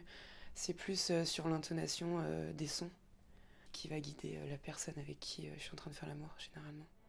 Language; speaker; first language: French; native; French